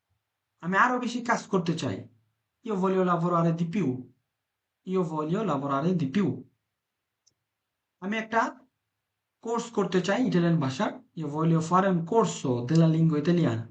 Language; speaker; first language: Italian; non-native, fluent; Bangla